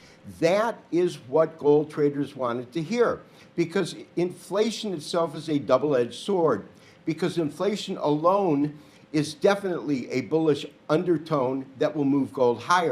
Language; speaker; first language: English; native; English